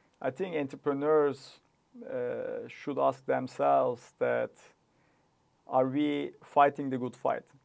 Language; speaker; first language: English; non-native, fluent; Turkish